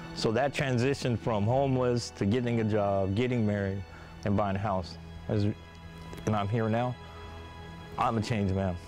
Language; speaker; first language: English; native; English